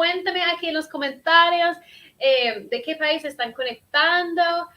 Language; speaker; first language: Spanish; non-native, fluent; English